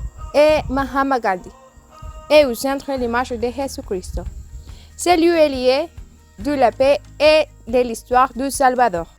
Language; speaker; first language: French; non-native, learner; Spanish